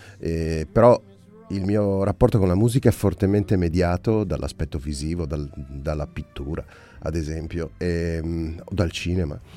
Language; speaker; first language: Italian; native; Italian